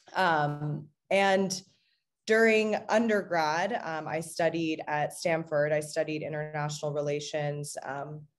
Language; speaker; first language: English; native; English